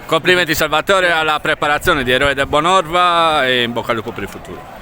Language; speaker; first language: Italian; native; Italian